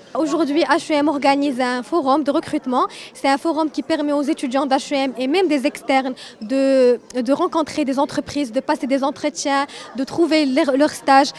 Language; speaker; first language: French; non-native, local second language; Arabic